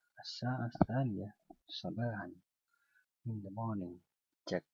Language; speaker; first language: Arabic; non-native, learner; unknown